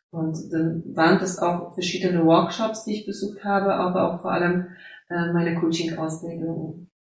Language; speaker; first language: German; early bilingual, heritage; German